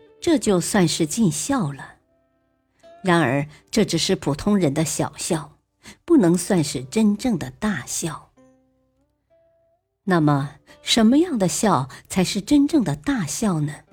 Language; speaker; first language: Chinese; native; Chinese